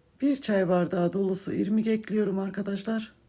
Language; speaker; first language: Turkish; native; Turkish